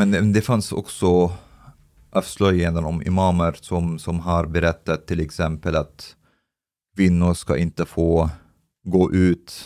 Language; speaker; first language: Swedish; early bilingual, other home language; Arabic